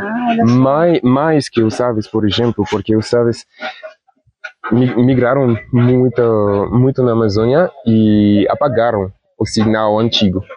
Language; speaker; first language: Portuguese; non-native, fluent; Spanish